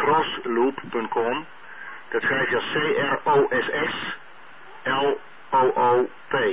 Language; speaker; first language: Dutch; native; Dutch